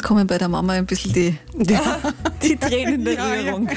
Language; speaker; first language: German; native; German